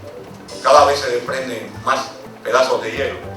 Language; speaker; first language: Spanish; native; Spanish